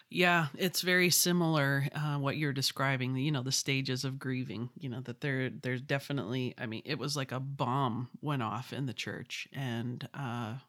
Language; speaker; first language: English; native; English